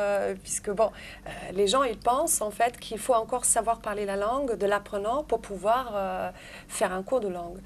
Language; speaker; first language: French; non-native, fluent; German